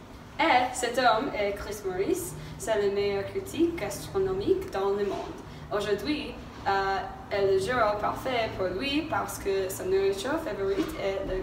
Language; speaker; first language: French; non-native, learner; English